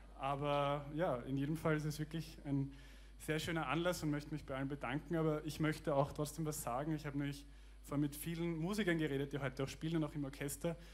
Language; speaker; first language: German; native; German